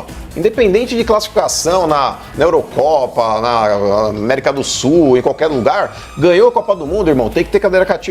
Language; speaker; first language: Portuguese; native; Portuguese